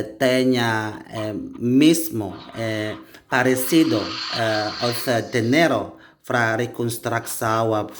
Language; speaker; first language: Portuguese; non-native, learner; Indonesian